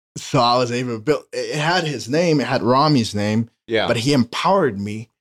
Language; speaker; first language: English; non-native, fluent; Spanish